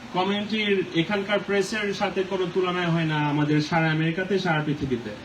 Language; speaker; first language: Bangla; early bilingual, other home language; English